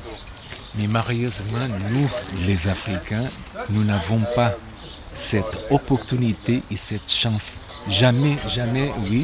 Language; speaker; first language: French; non-native, fluent; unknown